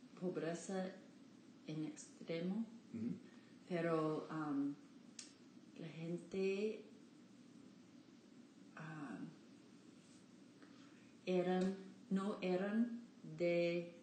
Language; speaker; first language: Spanish; non-native, learner; English